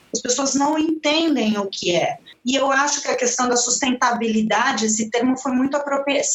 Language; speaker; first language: Portuguese; non-native, fluent; Spanish